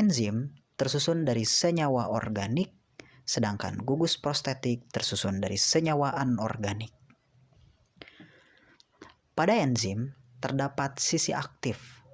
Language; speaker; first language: Indonesian; native; Indonesian